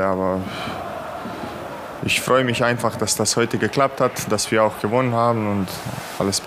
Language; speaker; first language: German; non-native, fluent; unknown